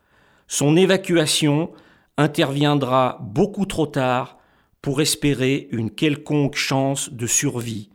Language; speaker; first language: French; native; French